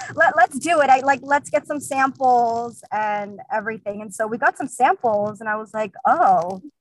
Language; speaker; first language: English; early bilingual, other home language; Russian